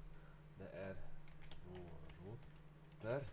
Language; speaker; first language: Swedish; non-native, learner; English